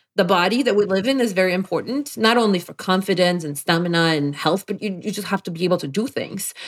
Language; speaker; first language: English; non-native, fluent; Polish